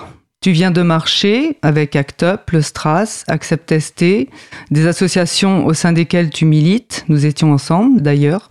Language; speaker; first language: French; native; French